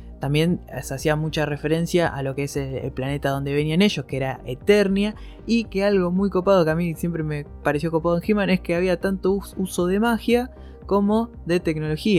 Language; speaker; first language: Spanish; native; Spanish